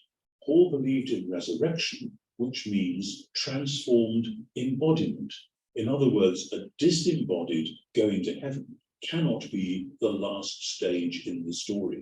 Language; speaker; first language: English; native; English